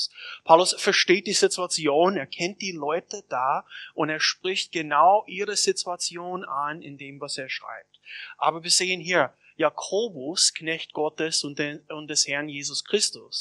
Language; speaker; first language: German; non-native, fluent; English